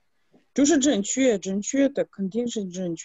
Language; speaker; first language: Chinese; non-native, fluent; Russian